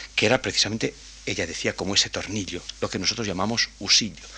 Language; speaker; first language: Spanish; native; Spanish